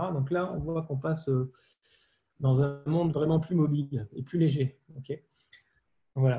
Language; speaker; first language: French; native; French